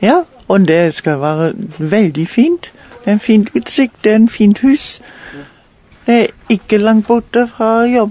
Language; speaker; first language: Norwegian; non-native, learner; German